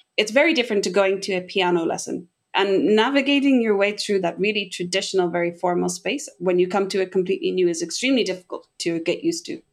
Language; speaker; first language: English; native; English